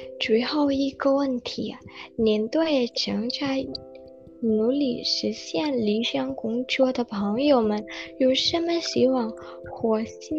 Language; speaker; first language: Chinese; non-native, learner; Indonesian